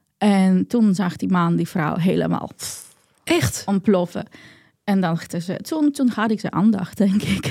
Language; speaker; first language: Dutch; non-native, fluent; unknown